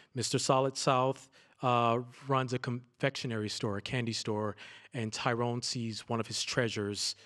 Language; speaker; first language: English; native; English